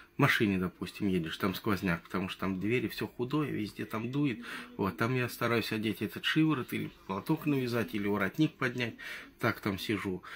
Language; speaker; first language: Russian; native; Russian